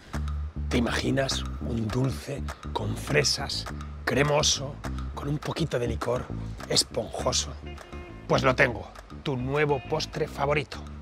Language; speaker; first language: Spanish; native; Spanish